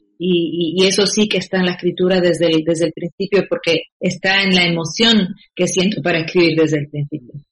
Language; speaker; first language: Spanish; non-native, fluent; Arabic